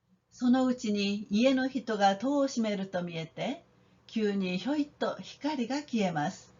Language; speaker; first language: Japanese; non-native, fluent; Korean